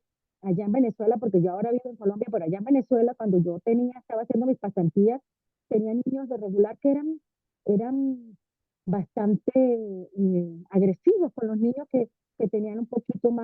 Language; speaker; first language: Spanish; native; Spanish